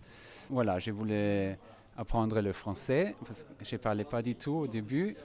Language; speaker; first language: French; non-native, fluent; German